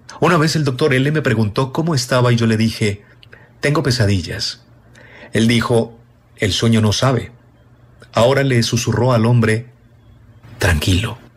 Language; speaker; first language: Spanish; native; Spanish